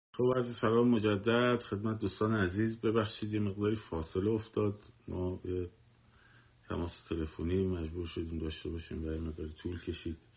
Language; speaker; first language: Persian; native; Persian